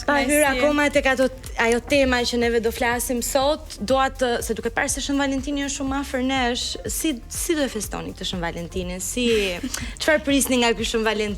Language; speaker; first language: Albanian; native; Albanian